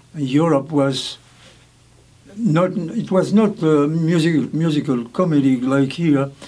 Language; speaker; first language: English; non-native, fluent; French